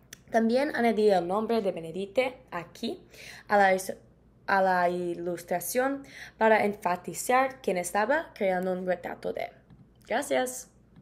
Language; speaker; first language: Spanish; non-native, learner; English